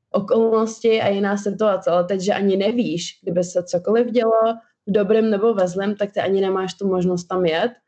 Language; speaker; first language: Czech; non-native, local second language; Albanian